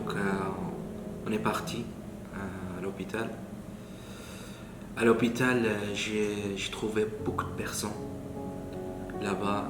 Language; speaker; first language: French; non-native, learner; Arabic